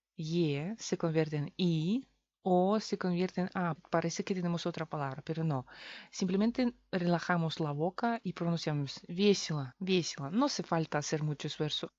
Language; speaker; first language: Spanish; non-native, fluent; Russian